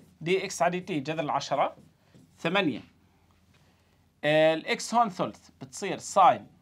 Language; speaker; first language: Arabic; native; Arabic